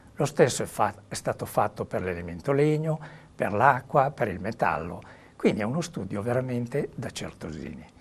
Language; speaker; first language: Italian; native; Italian